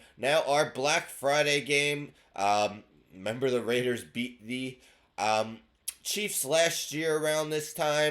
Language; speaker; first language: English; native; English